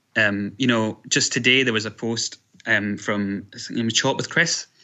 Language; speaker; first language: English; native; English